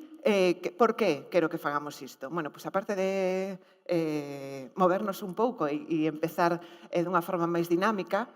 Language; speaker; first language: Galician; native; Galician